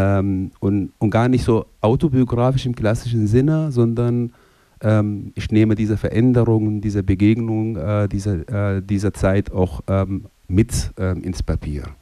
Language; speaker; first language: German; non-native, fluent; Arabic